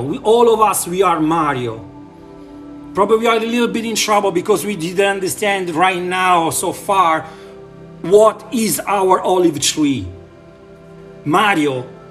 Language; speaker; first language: English; non-native, learner; Italian